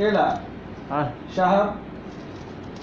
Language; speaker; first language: Arabic; native; Arabic